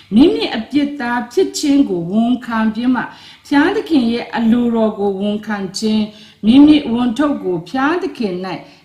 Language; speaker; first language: Burmese; non-native, local second language; Kachin